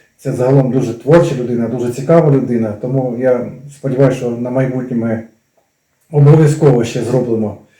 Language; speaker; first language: Ukrainian; native; Ukrainian